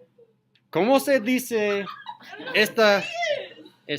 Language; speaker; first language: Spanish; non-native, learner; English